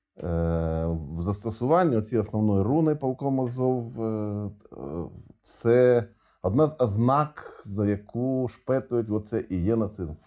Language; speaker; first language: Ukrainian; non-native, local second language; Russian